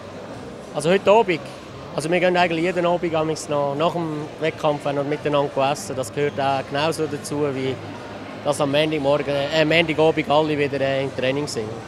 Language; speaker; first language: German; native; German